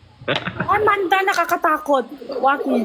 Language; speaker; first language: Filipino; non-native, learner; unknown